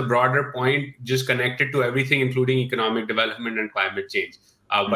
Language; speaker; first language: English; non-native, local second language; Urdu